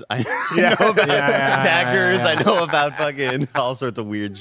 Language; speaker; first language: English; native; English